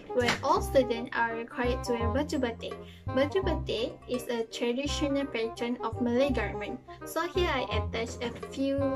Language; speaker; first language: English; non-native, local second language; Malay